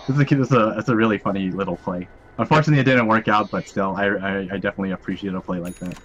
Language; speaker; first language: English; native; English